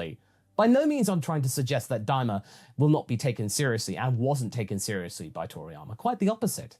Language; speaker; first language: English; native; English